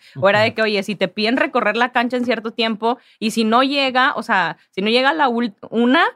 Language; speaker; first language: Spanish; native; Spanish